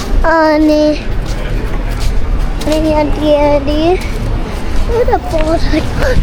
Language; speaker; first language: Nepali; early bilingual, heritage; Nepali